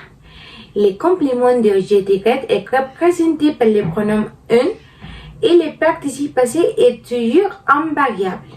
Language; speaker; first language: French; non-native, learner; Spanish